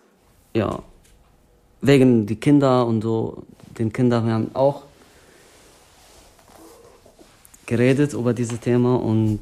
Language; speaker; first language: German; non-native, learner; Arabic